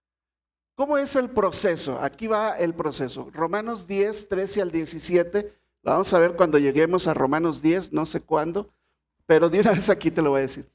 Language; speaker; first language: Spanish; native; Spanish